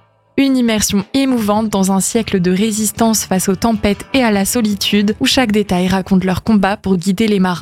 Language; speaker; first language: French; native; French